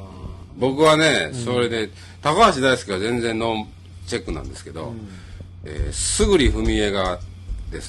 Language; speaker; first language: Japanese; native; Japanese